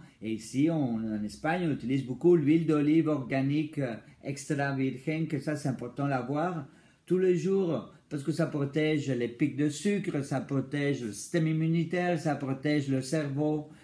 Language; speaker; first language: French; non-native, fluent; Spanish